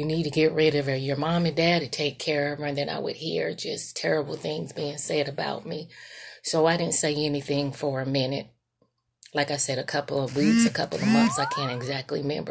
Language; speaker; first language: English; native; English